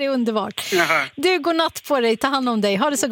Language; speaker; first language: Swedish; native; Swedish